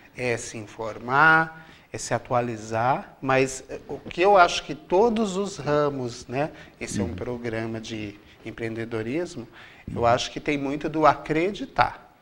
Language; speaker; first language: Portuguese; native; Portuguese